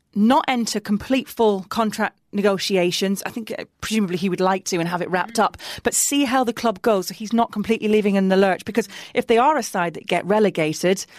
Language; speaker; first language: English; native; English